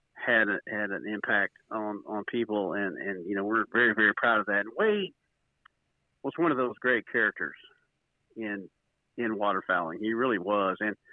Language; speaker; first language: English; native; English